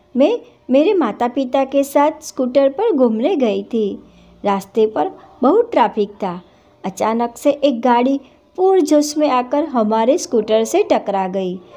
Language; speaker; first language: Hindi; non-native, local second language; Gujarati